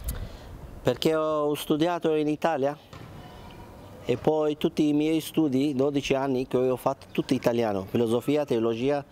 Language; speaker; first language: Italian; non-native, fluent; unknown